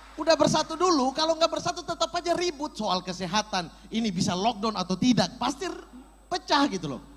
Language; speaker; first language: Indonesian; native; Indonesian